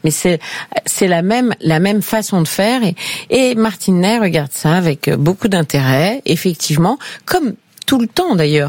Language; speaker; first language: French; native; French